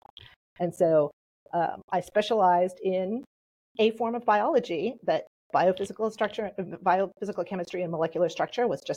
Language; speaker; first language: English; early bilingual, other home language; Polish